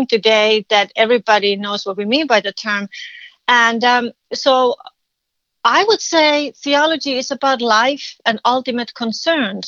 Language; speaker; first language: English; non-native, fluent; Finnish